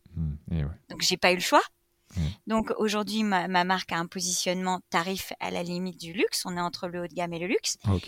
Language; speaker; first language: French; native; French